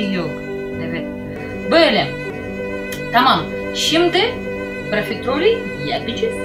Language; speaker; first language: Turkish; non-native, learner; Russian